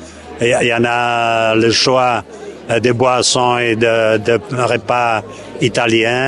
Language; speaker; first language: French; non-native, learner; Czech